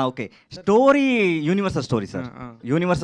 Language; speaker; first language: Telugu; non-native, learner; Kannada